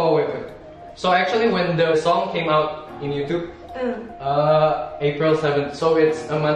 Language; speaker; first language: English; non-native, fluent; Indonesian